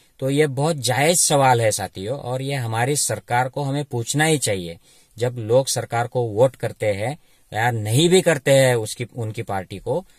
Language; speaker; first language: Hindi; non-native, local second language; Marathi